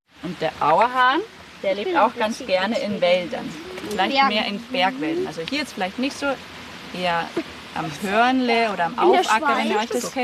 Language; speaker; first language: German; native; German